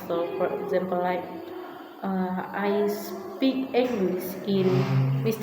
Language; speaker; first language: English; non-native, learner; Indonesian